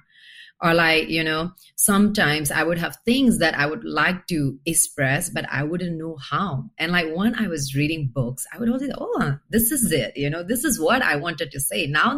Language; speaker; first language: English; non-native, fluent; Burmese